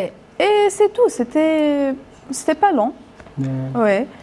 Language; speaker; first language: French; non-native, local second language; Arabic